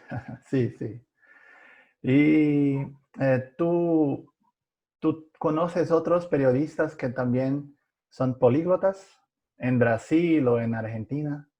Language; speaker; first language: Spanish; non-native, fluent; Portuguese